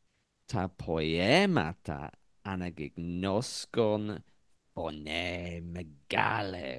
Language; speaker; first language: Greek; non-native, learner; English